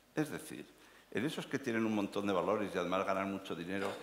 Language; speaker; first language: Spanish; native; Spanish